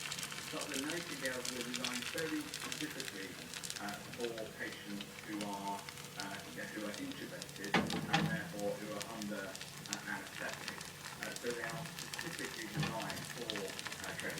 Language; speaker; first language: English; native; English